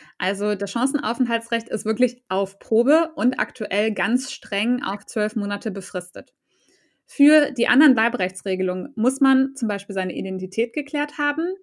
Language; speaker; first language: German; native; German